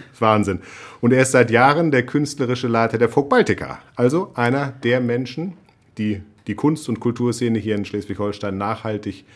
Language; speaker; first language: German; native; German